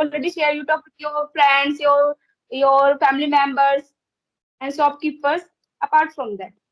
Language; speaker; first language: English; non-native, learner; Hindi